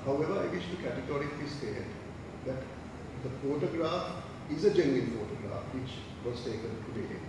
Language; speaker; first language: English; non-native, local second language; Sinhala